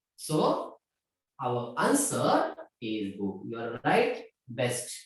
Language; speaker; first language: English; non-native, local second language; Marathi